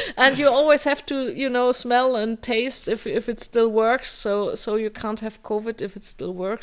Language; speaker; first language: English; non-native, fluent; German